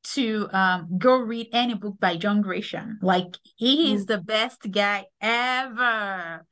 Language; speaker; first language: English; non-native, local second language; Yoruba